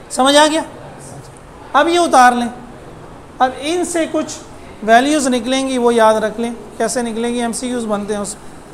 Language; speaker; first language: Urdu; native; Urdu